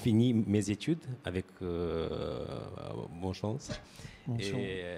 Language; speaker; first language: French; non-native, fluent; Romanian